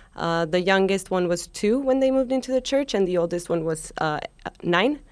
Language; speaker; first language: English; non-native, fluent; Spanish